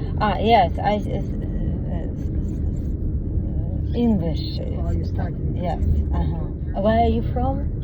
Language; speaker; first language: English; non-native, learner; Ukrainian